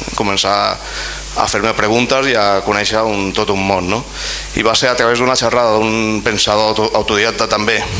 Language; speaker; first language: Catalan; non-native, local second language; Spanish